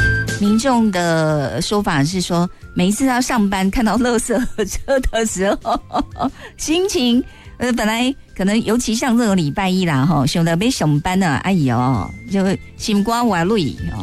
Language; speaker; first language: Chinese; native; Chinese